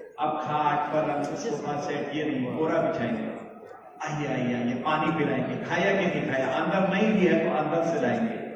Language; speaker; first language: Hindi; native; Hindi